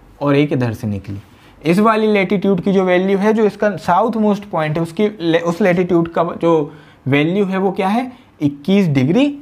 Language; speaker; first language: Hindi; native; Hindi